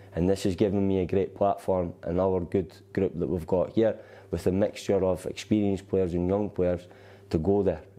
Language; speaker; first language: English; native; English